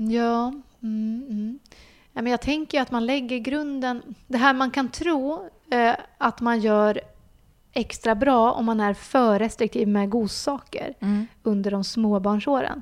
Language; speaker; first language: Swedish; native; Swedish